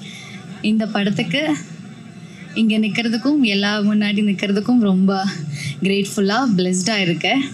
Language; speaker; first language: Tamil; non-native, learner; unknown